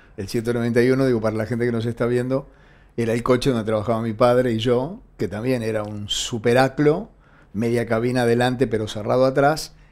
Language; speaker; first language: Spanish; native; Spanish